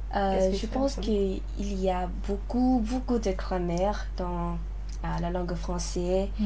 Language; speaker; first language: French; non-native, learner; Lao